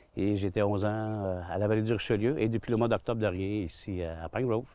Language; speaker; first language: French; native; French